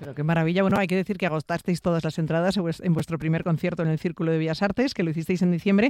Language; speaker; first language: Spanish; native; Spanish